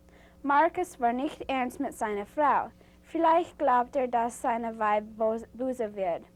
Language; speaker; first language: German; non-native, learner; English